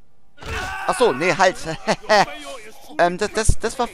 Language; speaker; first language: German; native; German